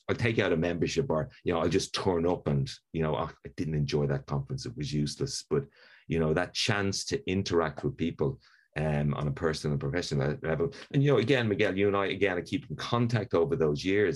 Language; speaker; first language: English; native; English